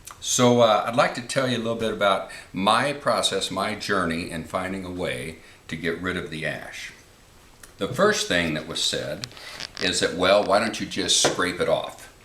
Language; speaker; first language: English; native; English